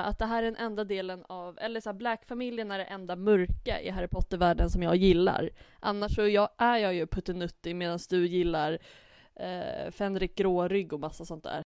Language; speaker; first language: Swedish; native; Swedish